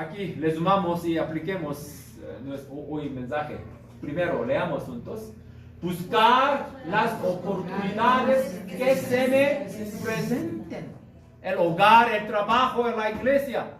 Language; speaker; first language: Spanish; non-native, learner; Korean